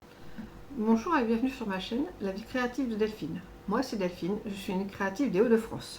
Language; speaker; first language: French; native; French